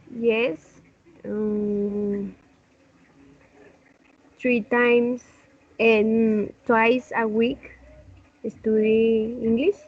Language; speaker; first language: English; non-native, learner; Spanish